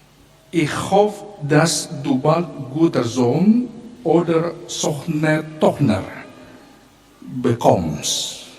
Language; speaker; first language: German; non-native, learner; Batak Toba